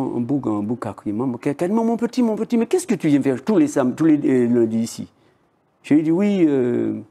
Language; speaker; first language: French; native; French